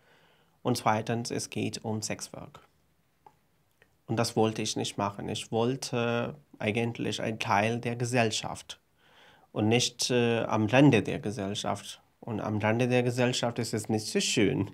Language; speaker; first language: German; non-native, fluent; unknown